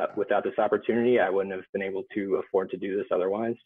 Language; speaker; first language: English; native; English